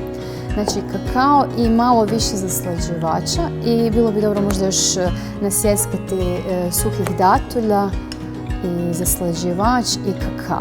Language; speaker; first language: Croatian; native; Croatian